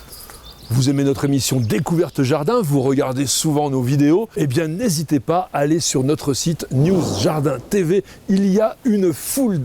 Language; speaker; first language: French; native; French